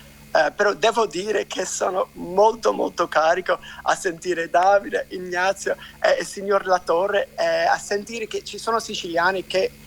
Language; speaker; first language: Italian; non-native, fluent; English